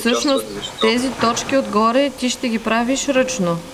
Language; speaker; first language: Bulgarian; native; Bulgarian